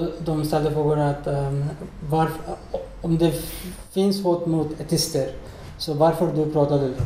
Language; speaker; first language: Swedish; non-native, learner; Bangla